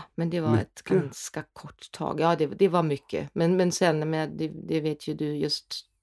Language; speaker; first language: Swedish; non-native, fluent; German